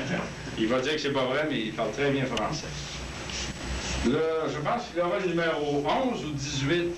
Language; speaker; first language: French; native; French